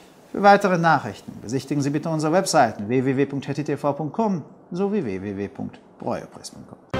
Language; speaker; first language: German; non-native, fluent; Hungarian